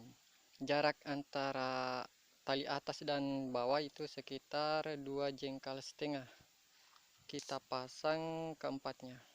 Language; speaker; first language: Indonesian; native; Indonesian